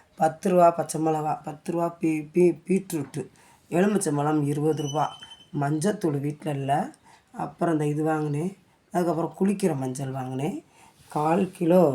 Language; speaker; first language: Tamil; native; Tamil